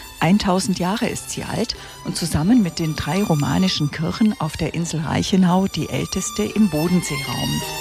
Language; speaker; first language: German; native; German